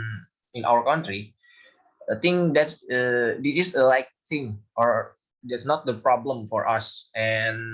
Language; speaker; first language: English; non-native, learner; Indonesian